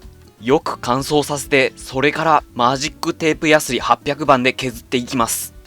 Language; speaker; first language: Japanese; native; Japanese